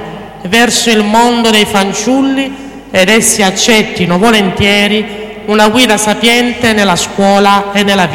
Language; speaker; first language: Italian; native; Italian